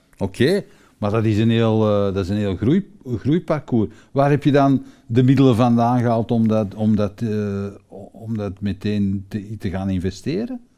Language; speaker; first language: Dutch; native; Dutch